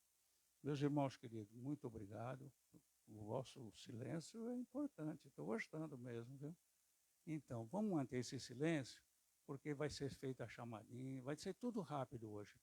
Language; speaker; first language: Portuguese; native; Portuguese